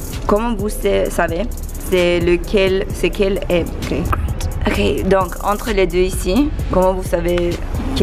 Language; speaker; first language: French; non-native, learner; English